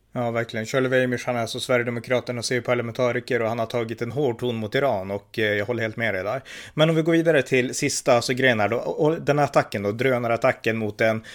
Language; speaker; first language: Swedish; native; Swedish